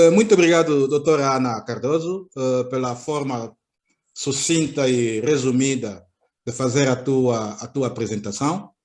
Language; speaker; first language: Portuguese; native; Portuguese